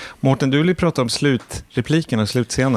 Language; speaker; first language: Swedish; native; Swedish